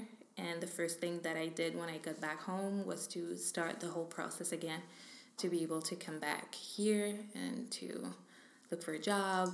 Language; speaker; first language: English; non-native, fluent; French